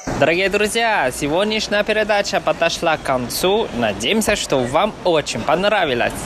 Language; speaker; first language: Russian; non-native, fluent; Chinese